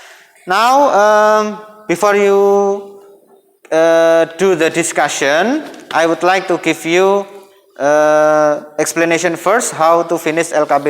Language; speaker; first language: English; non-native, fluent; Indonesian